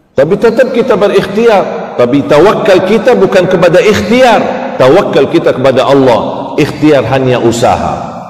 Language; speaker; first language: Malay; non-native, fluent; Arabic